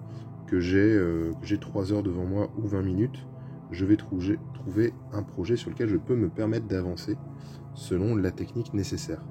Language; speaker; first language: French; native; French